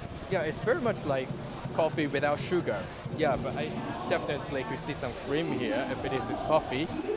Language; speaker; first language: English; non-native, fluent; Chinese